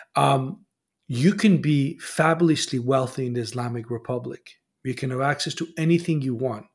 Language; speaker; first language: English; non-native, fluent; Persian